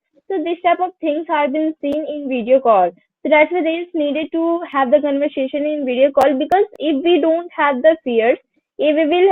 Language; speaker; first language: English; non-native, learner; Hindi